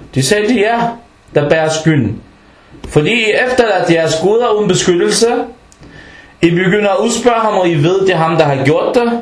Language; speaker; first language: Danish; early bilingual, other home language; Arabic